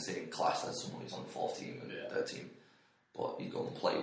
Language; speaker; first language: English; native; English